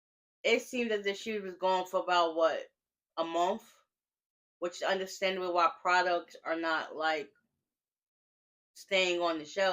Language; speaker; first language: English; native; English